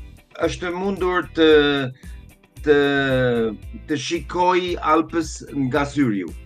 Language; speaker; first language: Albanian; non-native, learner; German